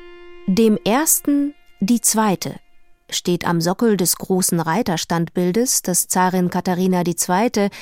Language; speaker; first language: German; native; German